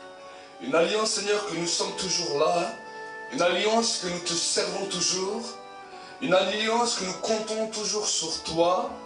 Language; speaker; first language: French; native; French